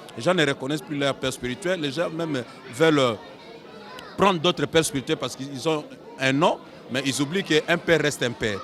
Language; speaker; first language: French; non-native, local second language; Lingala